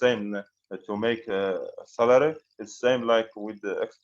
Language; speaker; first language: English; non-native, fluent; Arabic